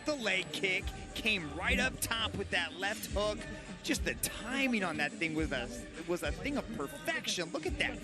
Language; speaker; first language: English; native; English